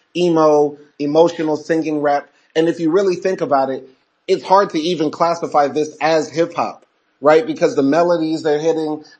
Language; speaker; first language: English; native; English